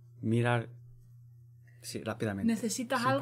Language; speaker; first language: Spanish; non-native, learner; Korean